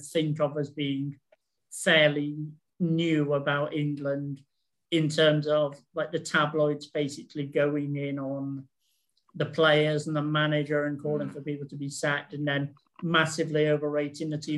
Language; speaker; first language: English; native; English